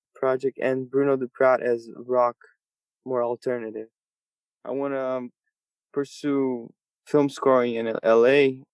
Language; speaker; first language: English; non-native, fluent; Portuguese